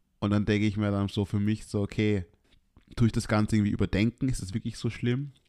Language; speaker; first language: German; early bilingual, other home language; Swahili